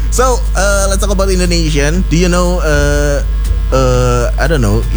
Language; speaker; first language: English; non-native, fluent; Indonesian